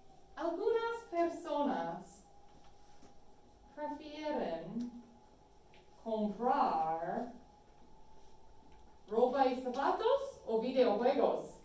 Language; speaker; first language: Spanish; non-native, fluent; English